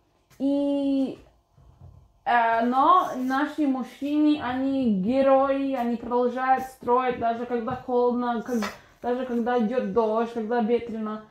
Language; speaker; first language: Russian; non-native, fluent; English